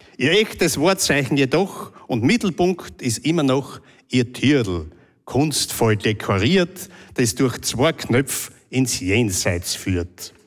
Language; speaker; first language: German; native; German